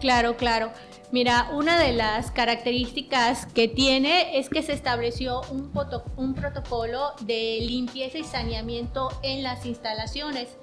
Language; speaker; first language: Spanish; native; Spanish